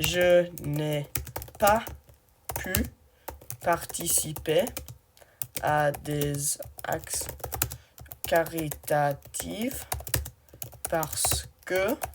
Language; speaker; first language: French; non-native, learner; English